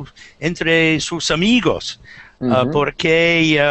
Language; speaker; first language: Spanish; non-native, learner; English